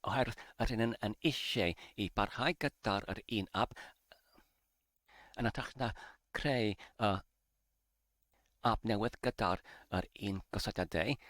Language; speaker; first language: Welsh; non-native, learner; English